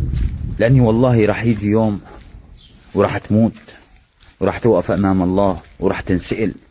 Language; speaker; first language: Arabic; native; Arabic